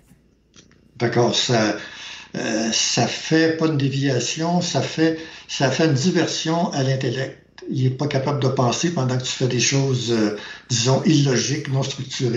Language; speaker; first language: French; native; French